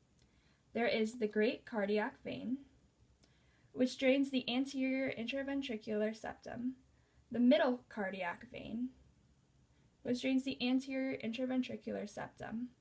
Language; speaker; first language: English; native; English